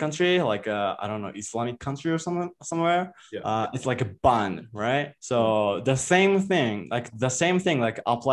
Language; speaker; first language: English; non-native, fluent; Japanese